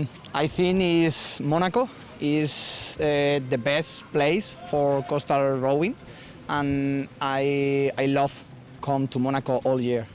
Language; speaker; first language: English; non-native, learner; Spanish